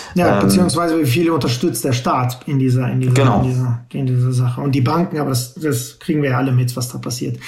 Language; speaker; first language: German; native; German